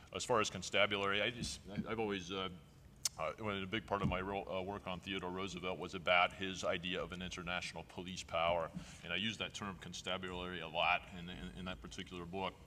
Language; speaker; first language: English; native; English